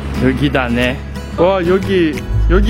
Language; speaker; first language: Korean; non-native, learner; Japanese